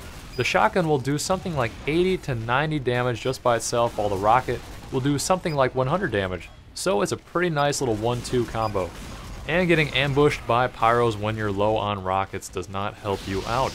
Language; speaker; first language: English; native; English